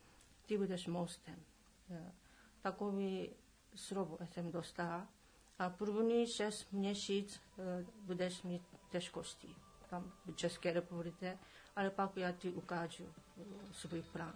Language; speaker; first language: Czech; non-native, learner; Japanese